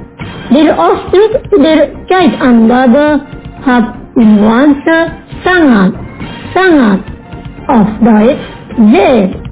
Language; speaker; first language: German; non-native, fluent; Indonesian